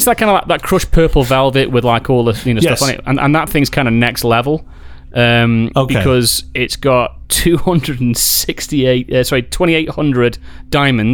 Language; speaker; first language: English; native; English